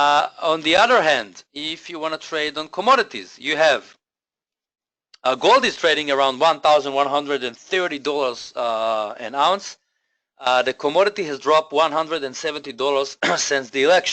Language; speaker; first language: English; non-native, fluent; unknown